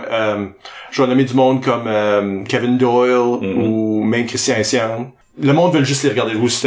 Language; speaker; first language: French; native; French